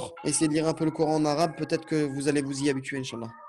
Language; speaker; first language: French; native; French